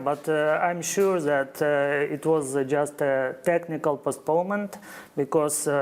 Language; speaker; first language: English; non-native, fluent; Ukrainian